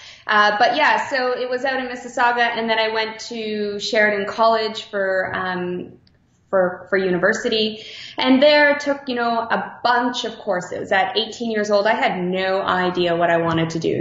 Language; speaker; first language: English; native; English